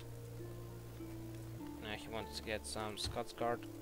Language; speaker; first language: English; native; English